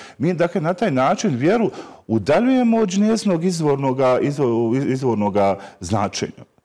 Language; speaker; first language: Croatian; native; Croatian